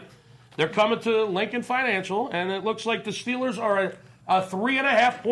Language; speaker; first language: English; native; English